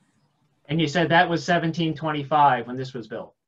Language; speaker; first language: English; native; English